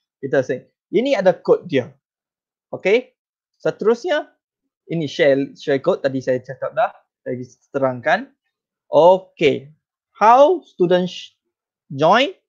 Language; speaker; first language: Malay; non-native, local second language; Chinese